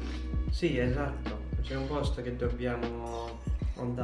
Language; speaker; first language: Italian; non-native, learner; Finnish